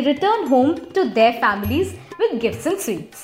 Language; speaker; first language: English; non-native, local second language; Bangla